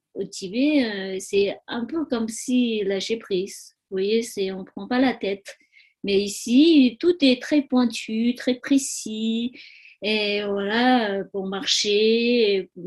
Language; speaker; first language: French; non-native, learner; Tibetan